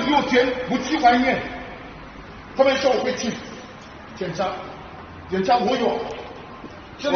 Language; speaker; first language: Chinese; non-native, learner; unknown